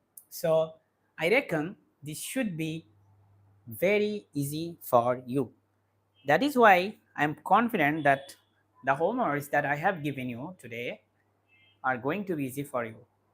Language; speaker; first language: English; non-native, local second language; Bangla